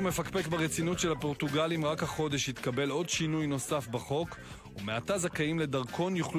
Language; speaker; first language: Hebrew; native; Hebrew